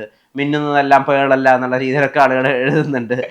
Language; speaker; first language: Malayalam; native; Malayalam